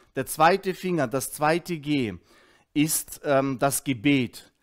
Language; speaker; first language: German; early bilingual, heritage; Russian